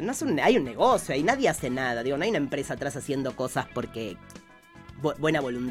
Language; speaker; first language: Spanish; native; Spanish